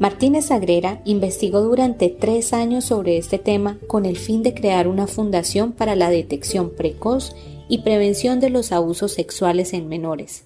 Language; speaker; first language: Spanish; native; Spanish